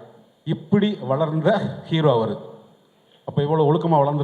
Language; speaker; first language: Tamil; native; Tamil